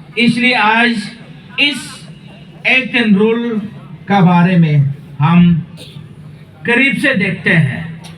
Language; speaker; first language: Hindi; non-native, local second language; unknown